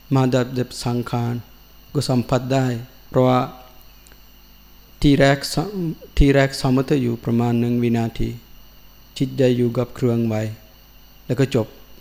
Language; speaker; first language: Thai; non-native, learner; Sinhala